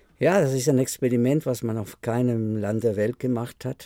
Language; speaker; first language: German; non-native, fluent; Spanish